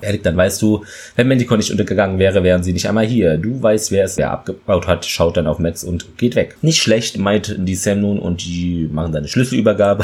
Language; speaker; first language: German; native; German